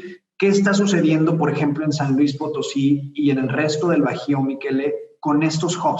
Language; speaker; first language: Spanish; native; Spanish